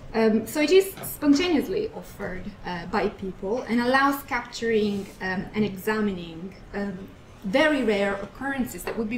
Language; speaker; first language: English; non-native, fluent; Italian